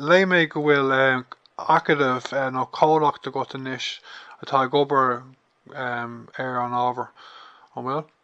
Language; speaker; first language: Irish; non-native, local second language; English